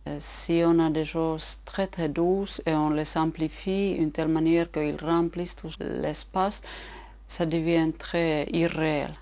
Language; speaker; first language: French; non-native, fluent; Finnish